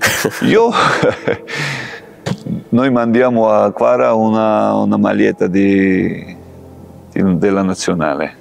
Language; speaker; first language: Italian; non-native, fluent; Georgian